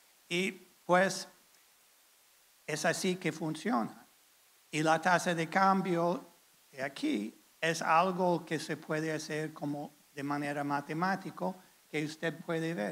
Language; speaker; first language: Spanish; non-native, fluent; English